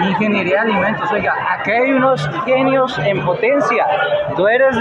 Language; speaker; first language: Spanish; native; Spanish